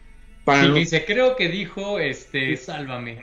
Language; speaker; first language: Spanish; native; Spanish